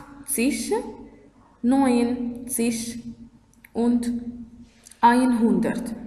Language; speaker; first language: German; non-native, fluent; Arabic